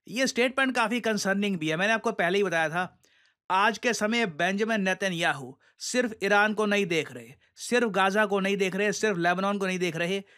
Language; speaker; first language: Hindi; native; Hindi